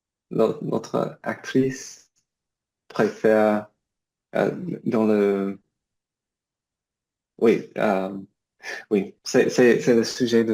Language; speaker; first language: French; non-native, learner; English